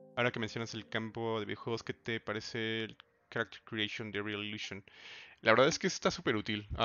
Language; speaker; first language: Spanish; native; Spanish